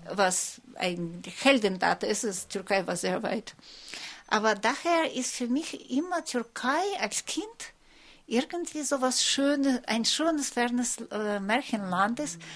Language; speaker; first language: German; non-native, fluent; Russian